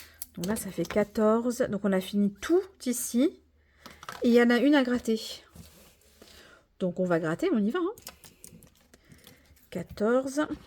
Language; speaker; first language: French; native; French